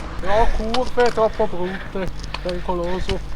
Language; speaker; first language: Italian; non-native, learner; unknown